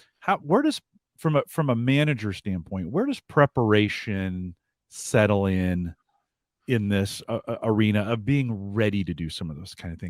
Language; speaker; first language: English; native; English